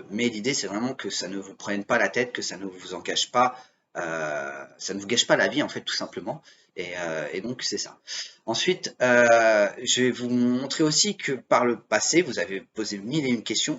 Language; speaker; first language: French; native; French